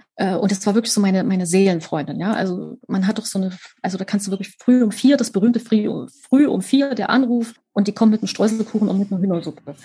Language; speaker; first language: German; native; German